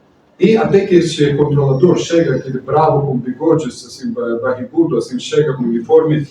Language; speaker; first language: Portuguese; non-native, fluent; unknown